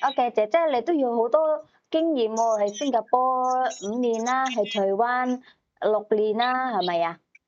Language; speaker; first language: Cantonese; native; Cantonese